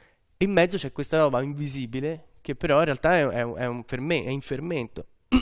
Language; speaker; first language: Italian; native; Italian